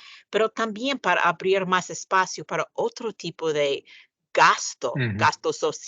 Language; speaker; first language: Spanish; non-native, fluent; English